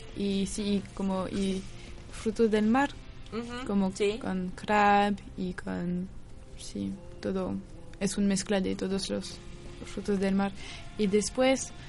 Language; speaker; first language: Spanish; non-native, fluent; French